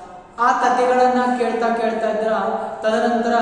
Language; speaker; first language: Kannada; native; Kannada